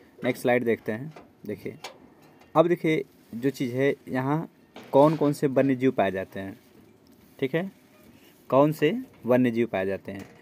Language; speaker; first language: Hindi; native; Hindi